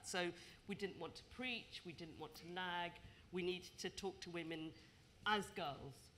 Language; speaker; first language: English; native; English